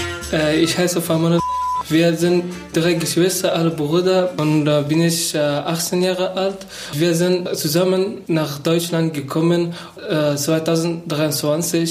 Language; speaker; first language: German; non-native, learner; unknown